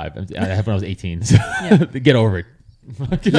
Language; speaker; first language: English; native; English